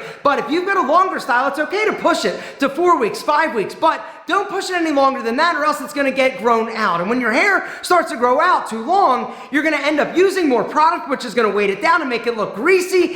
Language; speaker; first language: English; native; English